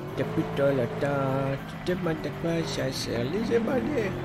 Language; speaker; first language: French; native; French